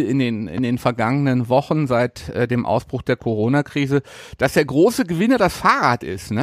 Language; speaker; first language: German; native; German